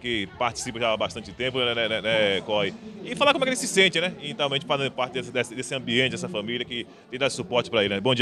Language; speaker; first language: Portuguese; native; Portuguese